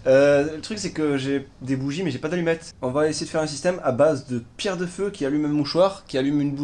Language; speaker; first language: French; native; French